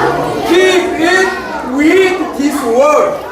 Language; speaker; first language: English; non-native, learner; Korean